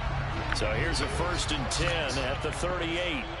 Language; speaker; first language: English; native; English